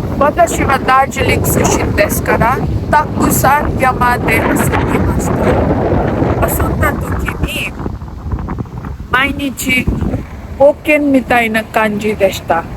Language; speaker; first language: Japanese; non-native, learner; Nepali